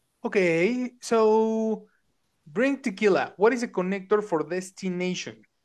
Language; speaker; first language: English; non-native, fluent; Spanish